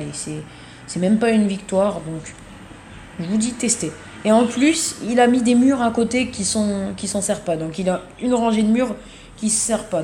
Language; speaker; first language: French; native; French